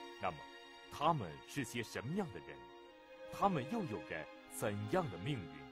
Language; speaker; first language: Chinese; native; Chinese